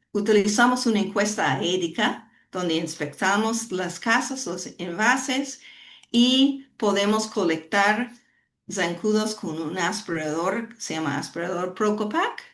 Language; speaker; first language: Spanish; non-native, fluent; English